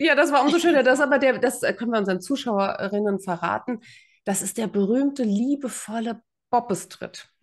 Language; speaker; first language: German; native; German